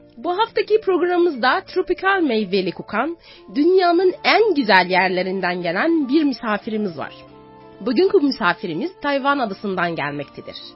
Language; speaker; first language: Turkish; native; Turkish